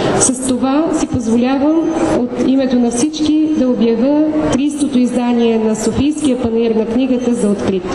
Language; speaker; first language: Bulgarian; native; Bulgarian